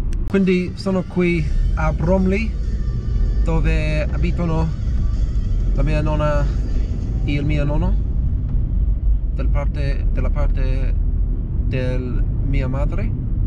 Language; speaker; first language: Italian; non-native, learner; English